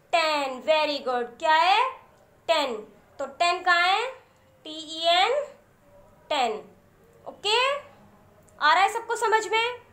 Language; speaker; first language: Hindi; native; Hindi